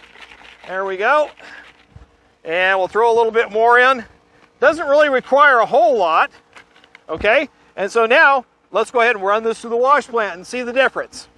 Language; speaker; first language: English; native; English